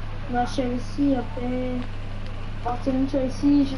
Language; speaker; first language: French; non-native, local second language; Réunion Creole French